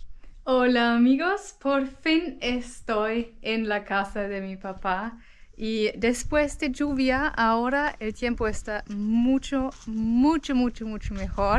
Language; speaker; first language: Spanish; non-native, fluent; German